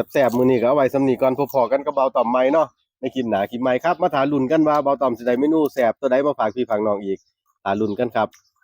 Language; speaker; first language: Thai; native; Thai